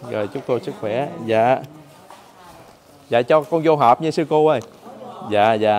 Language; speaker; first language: Vietnamese; native; Vietnamese